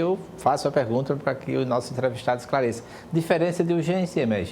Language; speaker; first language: Portuguese; native; Portuguese